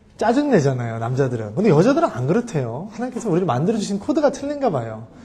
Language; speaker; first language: Korean; early bilingual, heritage; Korean